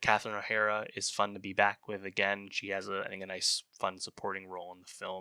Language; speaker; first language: English; native; English